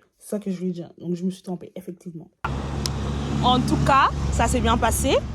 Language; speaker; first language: French; native; French